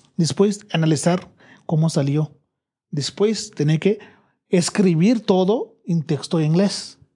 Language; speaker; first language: Spanish; non-native, learner; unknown